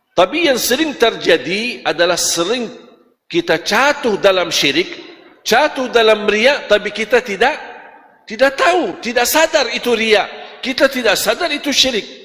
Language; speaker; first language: Malay; non-native, fluent; Arabic